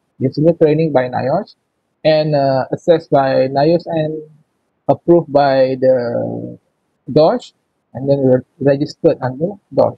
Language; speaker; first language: English; non-native, local second language; Malay